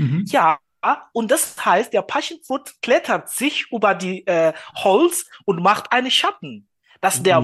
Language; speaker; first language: German; non-native, learner; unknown